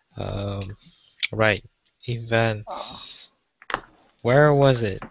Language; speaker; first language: English; non-native, local second language; Chinese